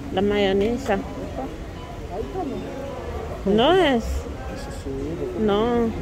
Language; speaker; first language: Spanish; non-native, fluent; Haitian Creole